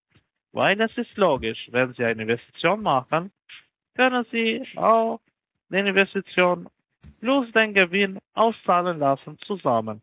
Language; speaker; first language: German; non-native, learner; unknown